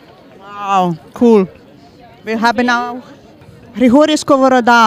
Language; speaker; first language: German; non-native, learner; Ukrainian